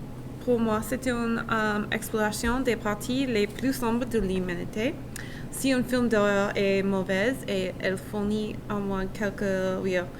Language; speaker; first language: French; non-native, learner; English